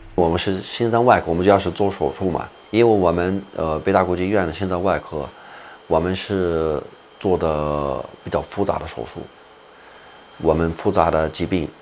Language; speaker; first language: Chinese; non-native, fluent; Arabic